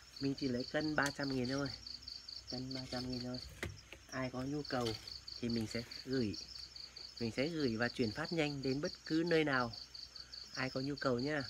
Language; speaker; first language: Vietnamese; non-native, local second language; Tày